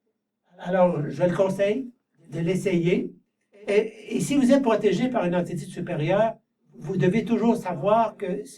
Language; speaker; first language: French; native; French